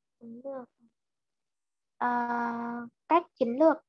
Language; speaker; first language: Vietnamese; native; Vietnamese